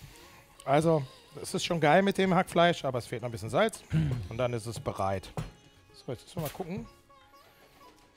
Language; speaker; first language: German; native; German